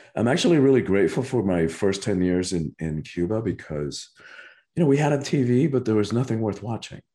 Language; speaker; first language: English; early bilingual, other home language; Spanish